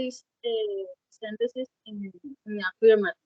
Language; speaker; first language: English; non-native, learner; Spanish